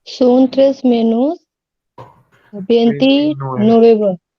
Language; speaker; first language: Spanish; non-native, learner; Hindi